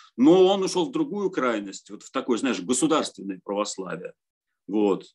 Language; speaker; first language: Russian; native; Russian